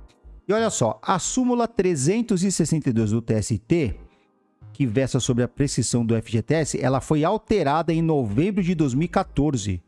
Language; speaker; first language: Portuguese; native; Portuguese